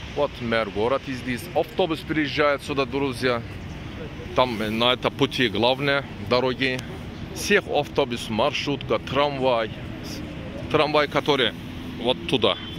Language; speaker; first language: Russian; non-native, learner; Turkish